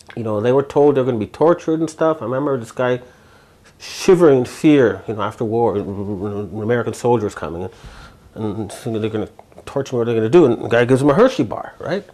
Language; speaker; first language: English; native; English